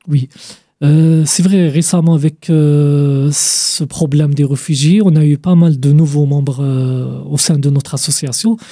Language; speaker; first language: French; non-native, fluent; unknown